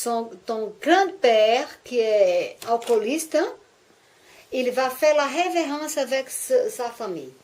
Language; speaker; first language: French; non-native, learner; Portuguese